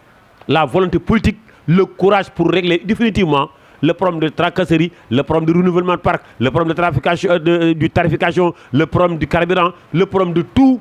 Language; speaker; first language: French; non-native, local second language; Wolof